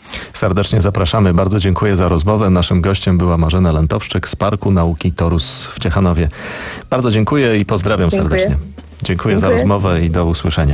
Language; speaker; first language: Polish; native; Polish